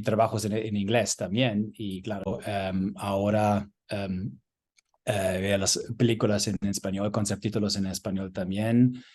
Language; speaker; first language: Spanish; non-native, learner; German